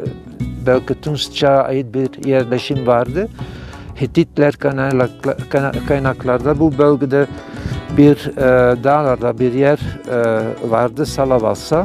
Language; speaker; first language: Turkish; non-native, fluent; Dutch